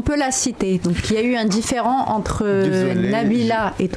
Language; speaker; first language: French; native; French